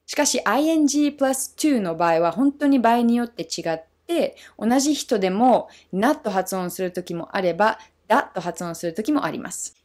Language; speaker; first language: Japanese; non-native, fluent; English